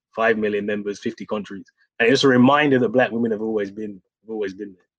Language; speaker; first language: English; native; English